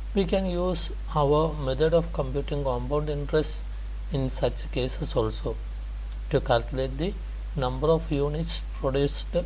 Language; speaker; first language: English; non-native, local second language; Malayalam